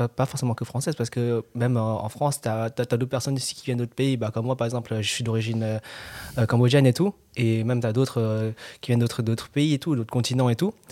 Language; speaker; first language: French; native; French